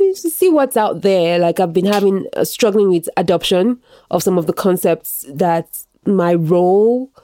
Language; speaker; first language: English; non-native, local second language; Yoruba